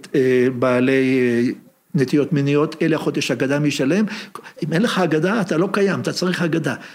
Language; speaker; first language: Hebrew; native; Hebrew